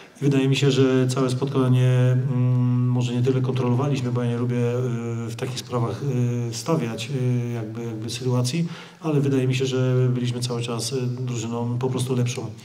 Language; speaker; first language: Polish; native; Polish